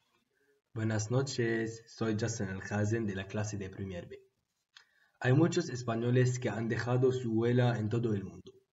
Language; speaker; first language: Spanish; non-native, learner; Arabic